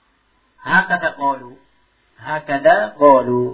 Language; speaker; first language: Arabic; non-native, fluent; Indonesian